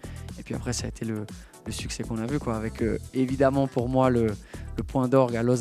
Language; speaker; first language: French; native; French